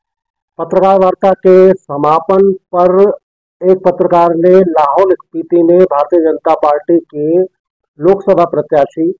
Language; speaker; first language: Hindi; native; Hindi